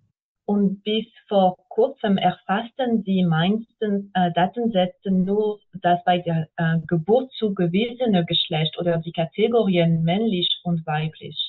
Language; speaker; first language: German; non-native, fluent; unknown